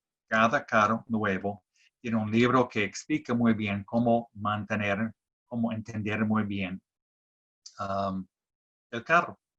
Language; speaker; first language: Spanish; non-native, fluent; English